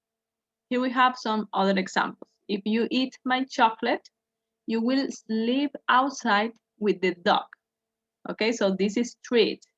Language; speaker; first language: English; non-native, fluent; Spanish